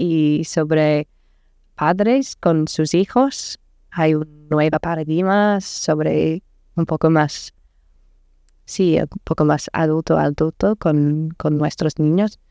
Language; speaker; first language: Spanish; non-native, learner; English